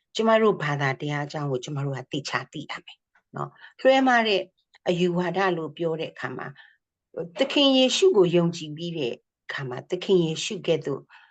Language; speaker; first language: Burmese; non-native, local second language; S'gaw Karen